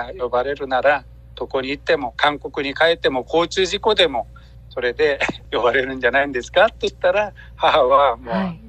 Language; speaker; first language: Japanese; non-native, fluent; Korean